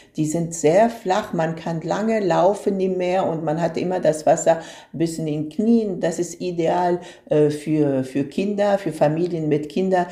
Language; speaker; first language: German; non-native, fluent; Arabic